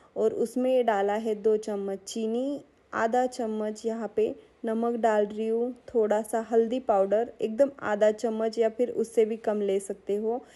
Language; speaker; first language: Hindi; non-native, local second language; Marathi